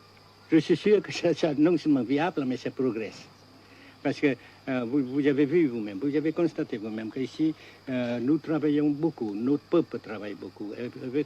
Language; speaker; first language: French; non-native, local second language; Vietnamese